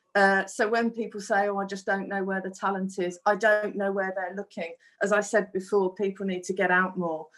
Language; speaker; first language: English; native; English